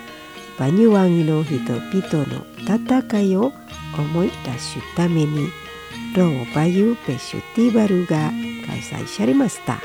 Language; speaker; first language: Japanese; non-native, fluent; Indonesian